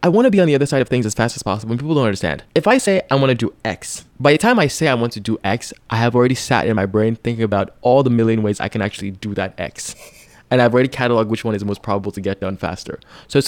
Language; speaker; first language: English; non-native, local second language; Yoruba